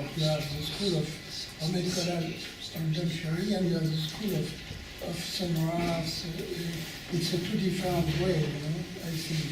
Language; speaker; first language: English; non-native, learner; French